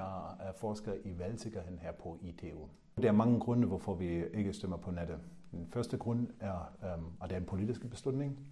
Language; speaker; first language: Danish; non-native, fluent; German